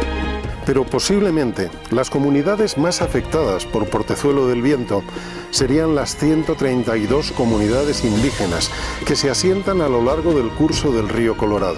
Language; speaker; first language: Spanish; native; Spanish